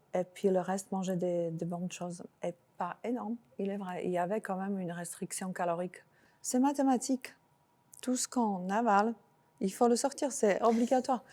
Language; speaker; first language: French; non-native, fluent; Slovak